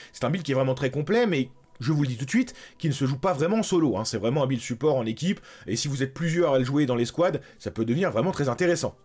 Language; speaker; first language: French; native; French